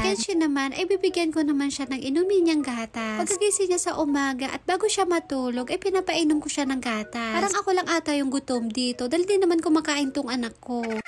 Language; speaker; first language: Filipino; native; Filipino